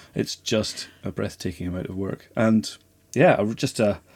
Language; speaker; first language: English; native; English